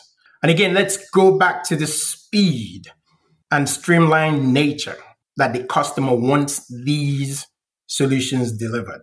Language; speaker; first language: English; non-native, local second language; Igbo